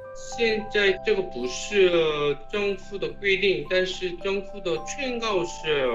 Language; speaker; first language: Chinese; non-native, fluent; Korean